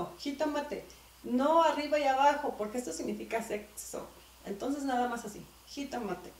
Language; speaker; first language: Spanish; native; Spanish